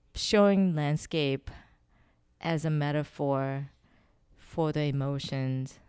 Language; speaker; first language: English; non-native, fluent; Korean